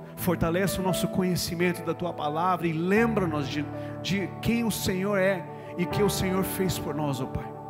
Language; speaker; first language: Portuguese; non-native, fluent; English